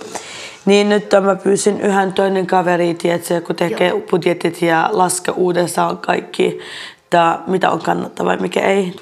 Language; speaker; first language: Finnish; non-native, fluent; Arabic